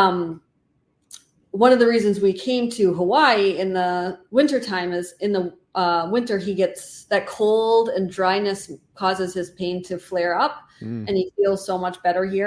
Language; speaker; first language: English; native; English